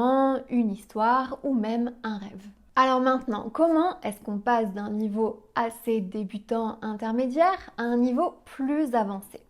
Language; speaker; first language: French; native; French